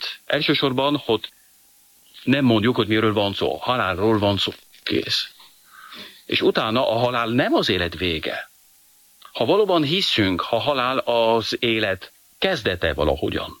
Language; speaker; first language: Hungarian; non-native, fluent; French